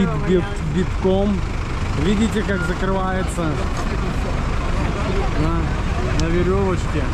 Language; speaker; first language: Russian; native; Russian